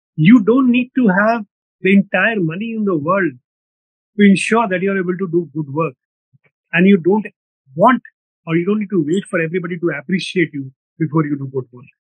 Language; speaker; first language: English; non-native, local second language; Bangla